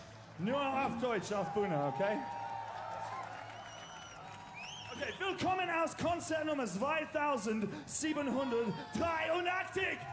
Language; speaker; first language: German; non-native, learner; English